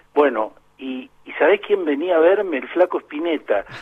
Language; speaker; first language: Spanish; native; Spanish